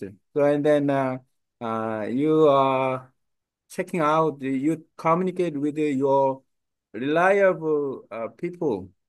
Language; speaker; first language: English; non-native, learner; Korean